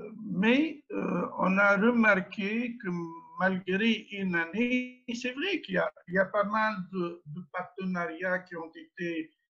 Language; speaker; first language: French; non-native, local second language; Arabic